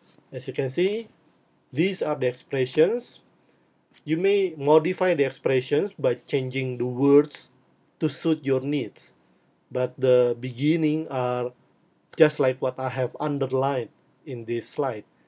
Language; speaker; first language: English; non-native, fluent; Indonesian